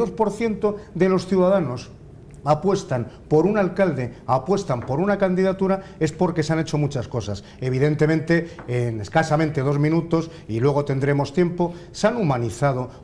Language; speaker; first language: Spanish; native; Spanish